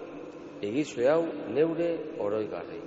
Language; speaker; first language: Basque; native; Basque